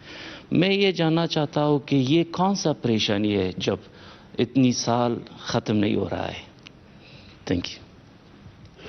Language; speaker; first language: Hindi; non-native, fluent; Persian